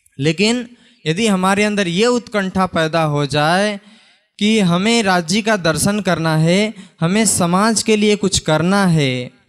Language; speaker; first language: Hindi; native; Hindi